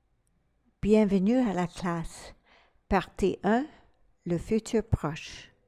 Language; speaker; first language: French; non-native, fluent; English